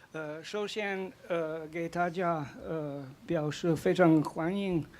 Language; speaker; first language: Chinese; non-native, fluent; Slovenian